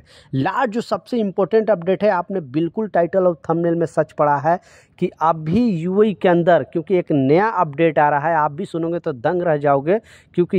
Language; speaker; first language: Hindi; native; Hindi